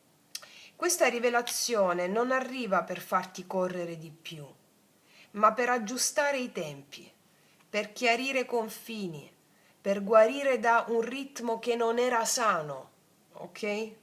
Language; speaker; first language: Italian; native; Italian